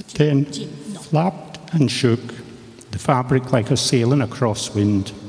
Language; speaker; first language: English; native; English